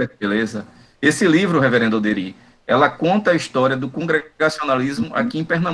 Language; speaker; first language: Portuguese; native; Portuguese